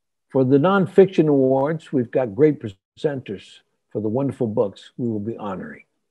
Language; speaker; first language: English; native; English